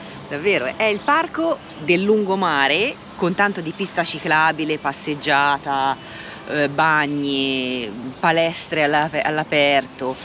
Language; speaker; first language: Italian; native; Italian